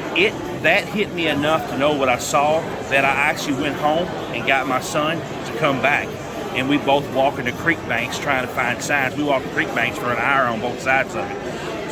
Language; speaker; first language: English; native; English